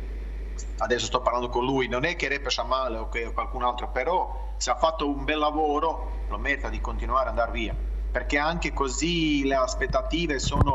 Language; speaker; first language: Italian; non-native, fluent; Croatian